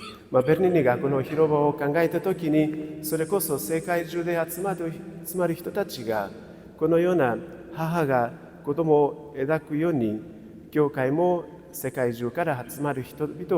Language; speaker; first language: Japanese; non-native, fluent; Portuguese